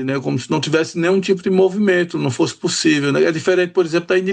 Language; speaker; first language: Portuguese; native; Portuguese